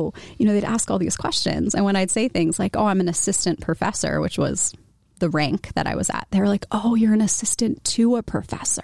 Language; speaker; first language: English; native; English